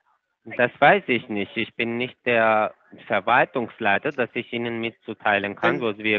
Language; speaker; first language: German; non-native, fluent; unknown